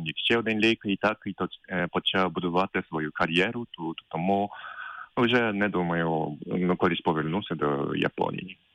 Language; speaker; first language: Ukrainian; non-native, fluent; Japanese